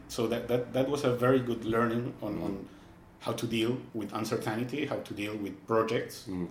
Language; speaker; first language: English; non-native, fluent; Spanish